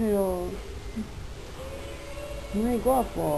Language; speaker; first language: Spanish; non-native, learner; Japanese